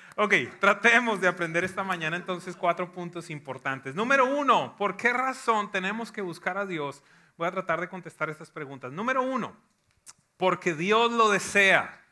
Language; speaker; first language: Spanish; native; Spanish